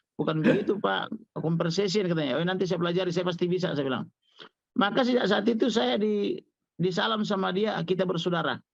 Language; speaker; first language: Indonesian; non-native, local second language; Batak Toba